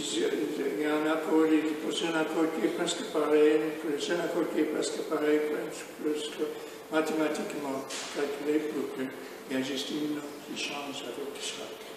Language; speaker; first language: French; non-native, fluent; English